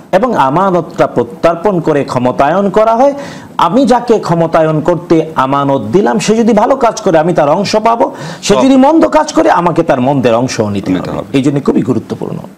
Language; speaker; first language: Bangla; native; Bangla